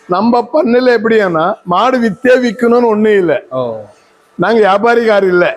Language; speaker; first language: Tamil; non-native, local second language; Telugu